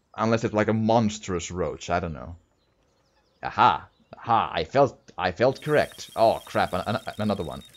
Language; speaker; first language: English; non-native, fluent; Finnish